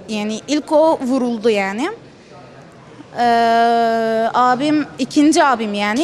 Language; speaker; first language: Turkish; non-native, fluent; Arabic